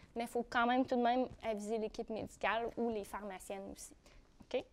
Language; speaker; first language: French; native; French